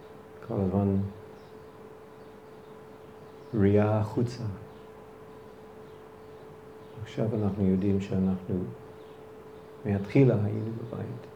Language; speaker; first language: Hebrew; non-native, fluent; English